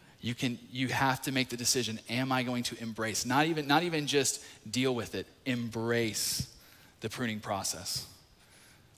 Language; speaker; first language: English; native; English